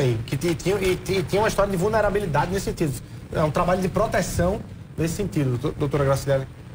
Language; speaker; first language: Portuguese; native; Portuguese